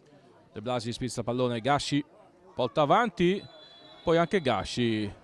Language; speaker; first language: Italian; native; Italian